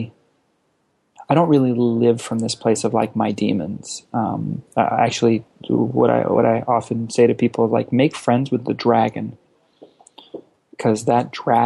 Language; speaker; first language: English; native; English